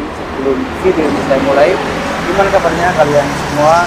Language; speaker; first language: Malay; non-native, local second language; Javanese